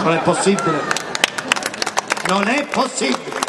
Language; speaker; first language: Italian; native; Italian